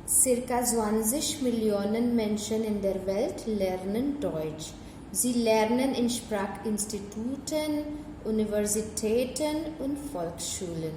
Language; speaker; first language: German; non-native, fluent; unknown